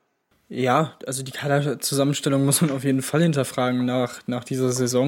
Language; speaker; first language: German; native; German